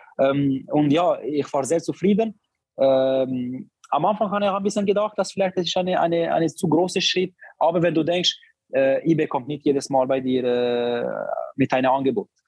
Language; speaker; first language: German; non-native, learner; Albanian